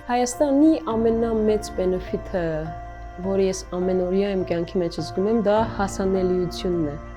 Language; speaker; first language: Armenian; native; Armenian